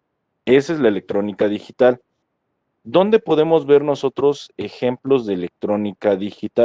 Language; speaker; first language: Spanish; native; Spanish